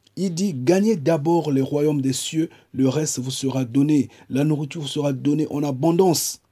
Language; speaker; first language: French; non-native, local second language; Kongo